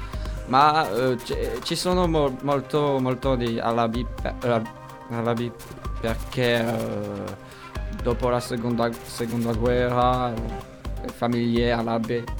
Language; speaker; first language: Italian; non-native, learner; French